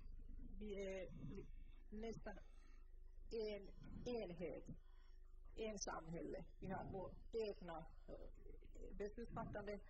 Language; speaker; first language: Swedish; non-native, local second language; Finnish